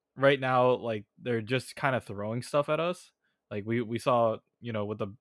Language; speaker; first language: English; native; English